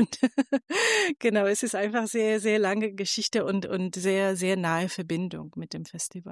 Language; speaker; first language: German; non-native, fluent; Persian